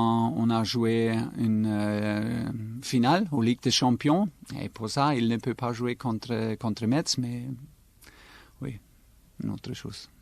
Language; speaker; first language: French; non-native, fluent; German